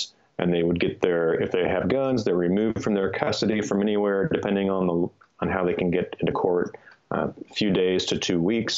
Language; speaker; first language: English; native; English